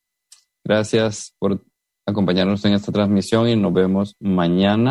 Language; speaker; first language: Spanish; native; Spanish